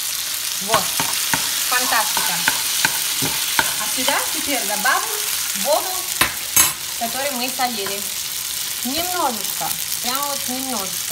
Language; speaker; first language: Russian; non-native, fluent; Italian